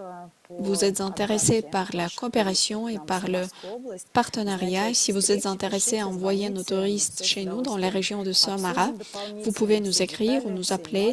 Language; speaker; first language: French; non-native, fluent; Russian